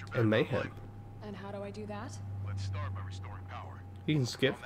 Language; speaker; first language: English; native; English